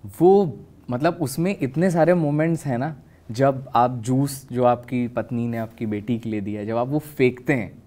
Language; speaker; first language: Hindi; native; Hindi